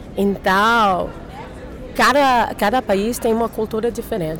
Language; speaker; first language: Portuguese; non-native, learner; English